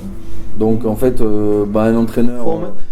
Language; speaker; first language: French; native; French